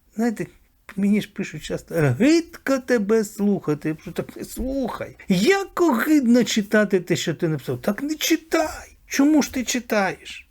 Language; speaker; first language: Ukrainian; native; Ukrainian